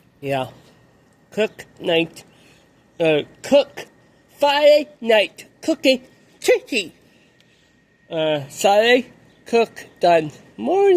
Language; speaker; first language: English; non-native, learner; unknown